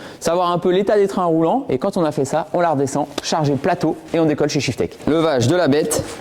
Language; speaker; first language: French; native; French